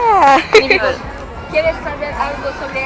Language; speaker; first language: Spanish; non-native, fluent; Haitian Creole